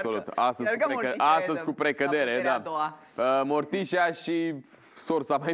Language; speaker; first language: Romanian; native; Romanian